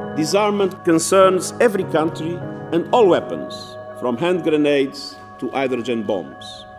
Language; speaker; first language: English; non-native, fluent; Portuguese